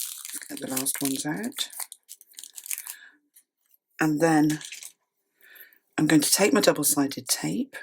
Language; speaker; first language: English; native; English